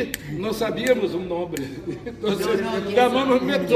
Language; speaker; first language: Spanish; non-native, learner; Portuguese